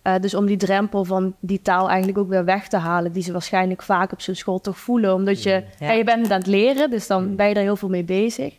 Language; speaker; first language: Dutch; native; Dutch